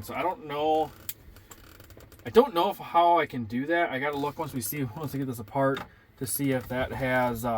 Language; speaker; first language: English; native; English